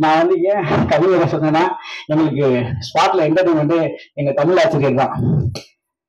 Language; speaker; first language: Tamil; native; Tamil